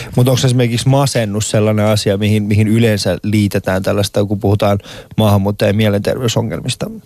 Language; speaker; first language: Finnish; early bilingual, other home language; Persian